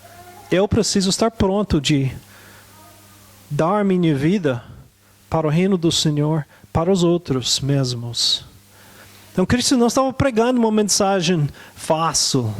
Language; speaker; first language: Portuguese; non-native, fluent; English